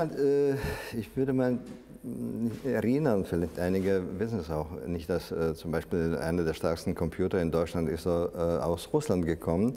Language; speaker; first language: German; non-native, fluent; Russian